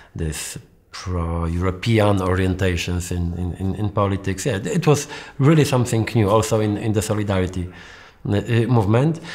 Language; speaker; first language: English; non-native, fluent; Polish